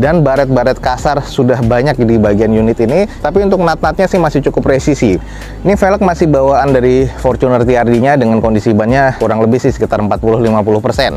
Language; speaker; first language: Indonesian; native; Indonesian